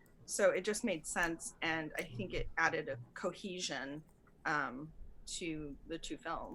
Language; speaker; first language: English; native; English